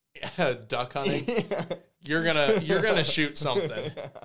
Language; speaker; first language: English; native; English